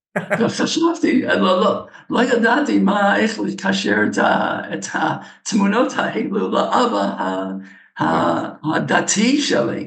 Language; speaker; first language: Hebrew; non-native, fluent; English